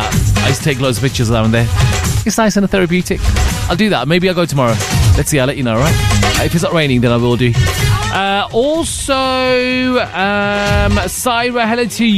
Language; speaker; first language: English; native; English